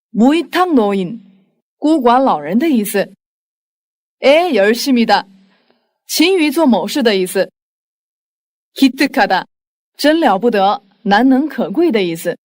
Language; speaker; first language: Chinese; non-native, fluent; Korean